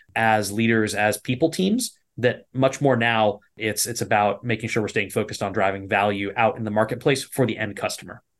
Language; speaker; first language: English; native; English